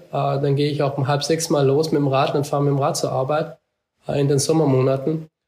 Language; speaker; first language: German; native; German